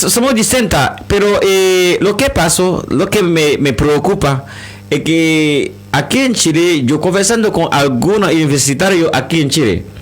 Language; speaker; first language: Spanish; non-native, learner; Haitian Creole